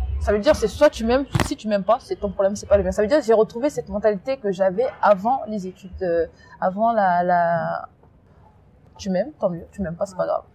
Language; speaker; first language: French; early bilingual, other home language; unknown